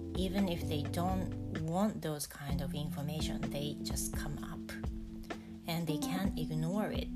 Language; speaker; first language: English; non-native, fluent; Japanese